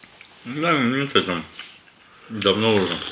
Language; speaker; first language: Russian; native; Russian